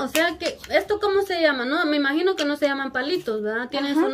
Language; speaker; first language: Spanish; native; Spanish